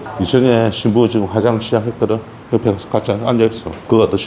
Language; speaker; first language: Korean; native; Korean